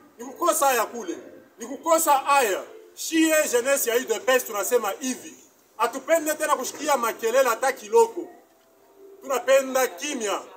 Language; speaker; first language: Swahili; native; Swahili